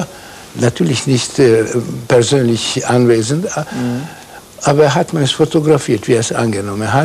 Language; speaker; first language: German; non-native, fluent; Hungarian